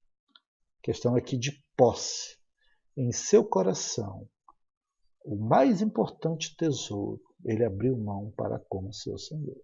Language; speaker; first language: Portuguese; native; Portuguese